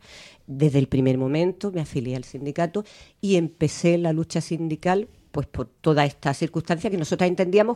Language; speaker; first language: Spanish; native; Spanish